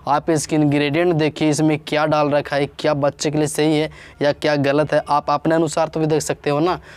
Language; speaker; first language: Hindi; native; Hindi